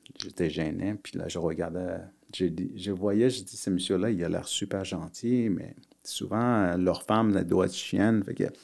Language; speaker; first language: French; early bilingual, other home language; Persian